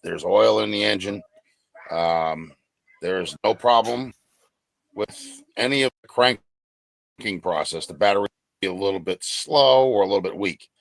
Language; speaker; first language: English; native; English